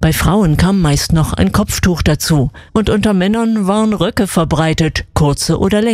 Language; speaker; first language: German; native; German